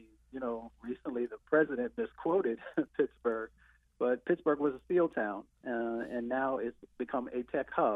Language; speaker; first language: English; native; English